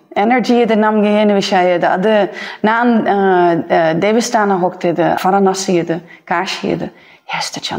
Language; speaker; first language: Kannada; non-native, learner; Dutch